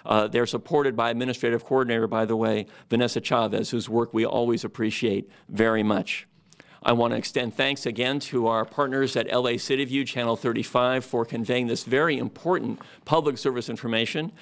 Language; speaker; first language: English; native; English